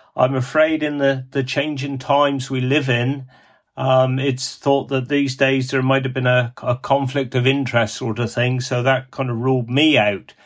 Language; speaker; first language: English; native; English